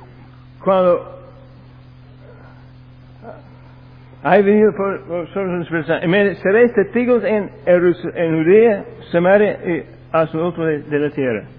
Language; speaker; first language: Spanish; non-native, fluent; English